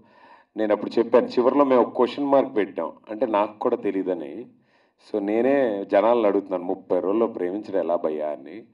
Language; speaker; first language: Telugu; native; Telugu